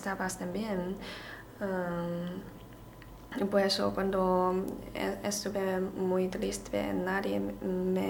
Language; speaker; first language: Spanish; non-native, learner; Chinese